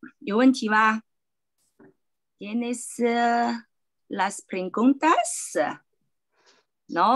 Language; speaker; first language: Spanish; non-native, fluent; Chinese